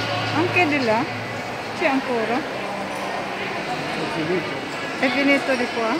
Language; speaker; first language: Italian; non-native, learner; Filipino